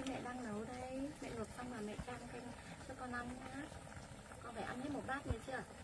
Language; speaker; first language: Vietnamese; native; Vietnamese